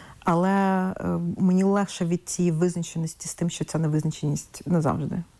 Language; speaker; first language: Ukrainian; non-native, local second language; Russian